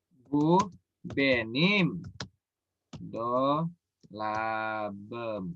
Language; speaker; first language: Turkish; non-native, learner; Indonesian